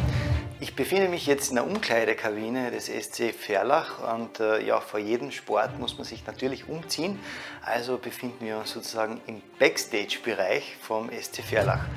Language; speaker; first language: German; native; German